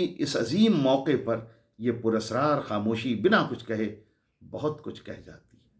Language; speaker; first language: Urdu; native; Urdu